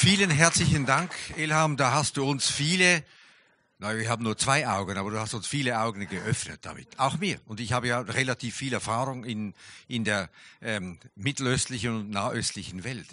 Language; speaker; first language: German; native; German